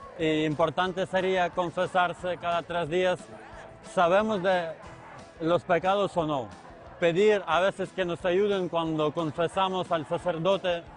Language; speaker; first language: Spanish; non-native, fluent; Ukrainian